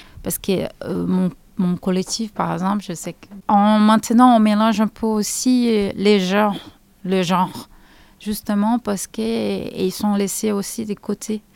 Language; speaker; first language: French; non-native, fluent; Portuguese